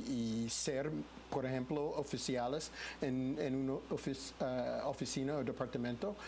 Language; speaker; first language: Spanish; non-native, fluent; English